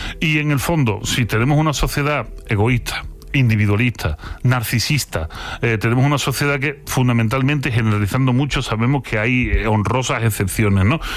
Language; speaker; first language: Spanish; native; Spanish